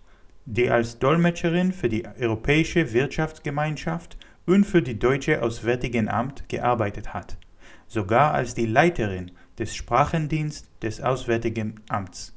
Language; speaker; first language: German; non-native, fluent; Hebrew